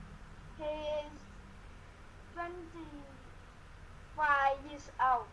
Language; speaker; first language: English; non-native, learner; Vietnamese